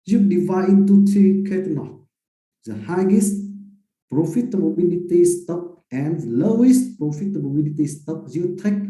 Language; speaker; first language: English; non-native, fluent; Vietnamese